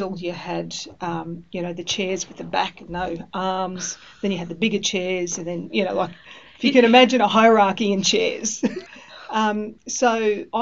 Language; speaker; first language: English; early bilingual, other home language; Greek